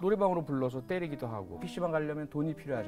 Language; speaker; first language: Korean; native; Korean